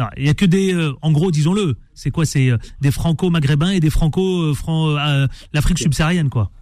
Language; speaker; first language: French; native; French